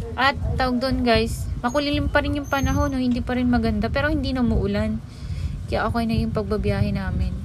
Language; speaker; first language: Filipino; non-native, local second language; Iloko